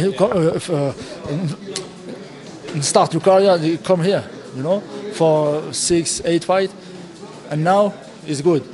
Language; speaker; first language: English; non-native, learner; Russian